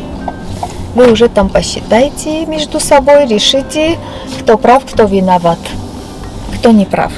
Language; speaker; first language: Russian; non-native, local second language; Armenian